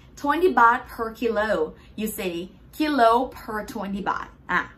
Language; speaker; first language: English; non-native, fluent; Thai